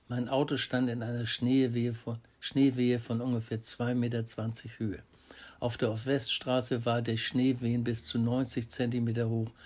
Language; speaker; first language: German; native; German